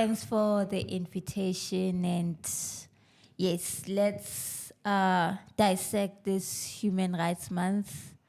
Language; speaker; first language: English; non-native, local second language; Zulu